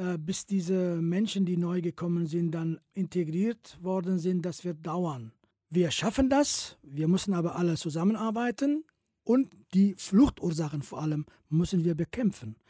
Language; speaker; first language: German; non-native, fluent; Kurdish